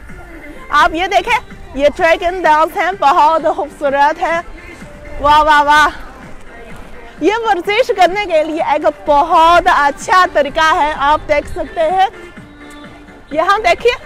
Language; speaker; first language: Hindi; non-native, fluent; Chinese